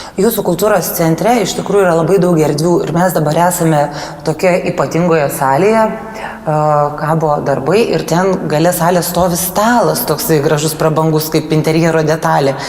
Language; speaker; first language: Lithuanian; native; Lithuanian